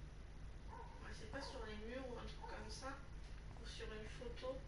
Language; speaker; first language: French; native; French